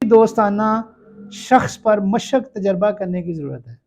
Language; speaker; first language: Urdu; non-native, local second language; Punjabi